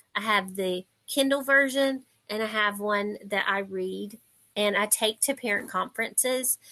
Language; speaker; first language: English; native; English